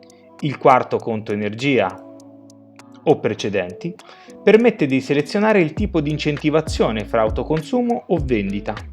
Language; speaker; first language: Italian; native; Italian